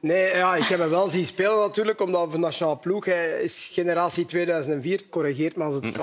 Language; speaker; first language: Dutch; native; Dutch